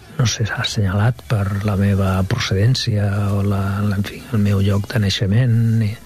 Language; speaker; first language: Catalan; non-native, local second language; Spanish